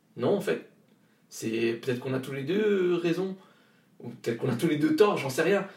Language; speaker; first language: French; native; French